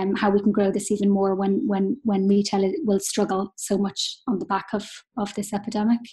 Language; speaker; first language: English; native; English